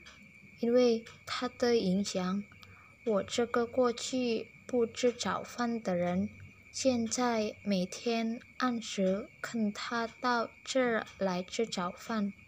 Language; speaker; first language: Chinese; non-native, learner; Indonesian